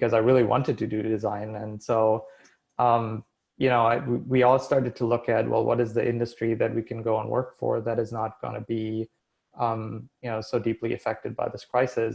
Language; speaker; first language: English; non-native, fluent; German